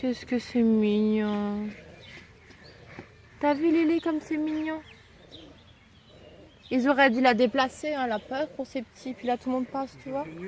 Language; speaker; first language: French; native; French